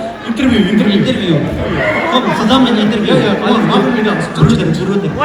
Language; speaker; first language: German; non-native, learner; Tibetan